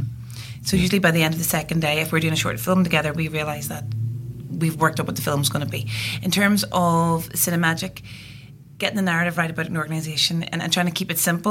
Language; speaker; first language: English; native; English